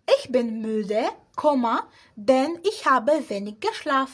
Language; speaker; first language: German; non-native, fluent; Spanish